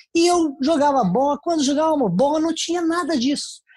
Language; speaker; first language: Portuguese; non-native, fluent; Serbian